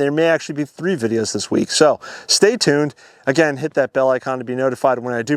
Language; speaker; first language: English; native; English